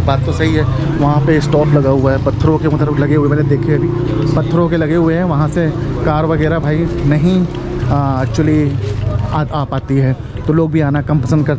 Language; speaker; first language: Hindi; native; Hindi